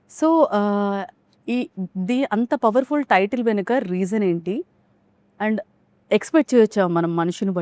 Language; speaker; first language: Telugu; native; Telugu